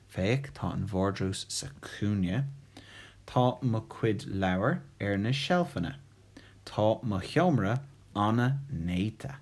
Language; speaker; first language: Irish; non-native, local second language; English